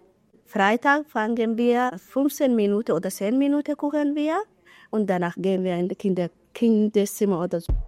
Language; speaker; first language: German; non-native, learner; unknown